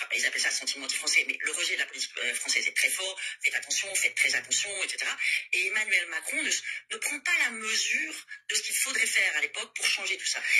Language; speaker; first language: French; native; French